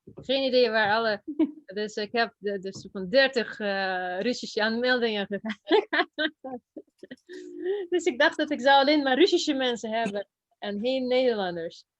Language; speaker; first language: Dutch; non-native, fluent; Russian